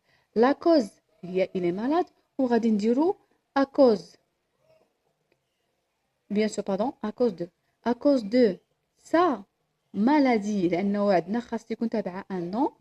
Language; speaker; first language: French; non-native, local second language; Arabic